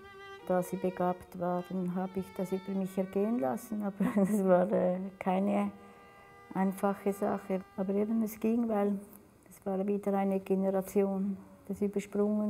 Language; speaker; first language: German; early bilingual, other home language; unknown